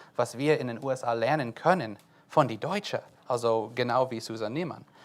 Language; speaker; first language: German; non-native, fluent; English